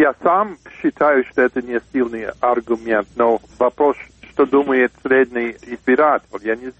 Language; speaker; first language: Russian; non-native, fluent; English